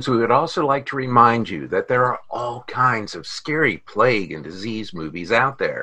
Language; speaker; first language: English; native; English